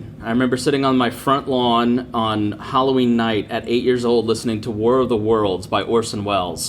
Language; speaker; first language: English; native; English